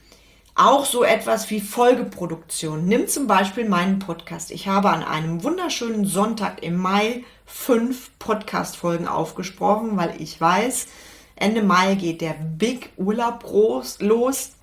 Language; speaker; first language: German; native; German